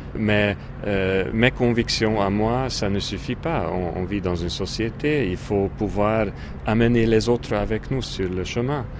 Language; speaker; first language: French; non-native, fluent; Hungarian